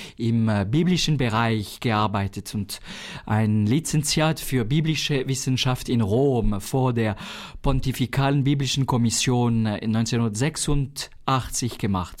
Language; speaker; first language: German; non-native, local second language; French